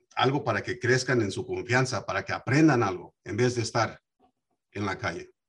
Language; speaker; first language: Spanish; early bilingual, heritage; Spanish